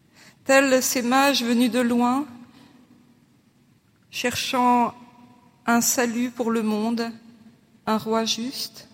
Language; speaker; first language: French; native; French